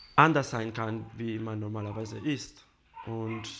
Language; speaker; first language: German; non-native, fluent; Spanish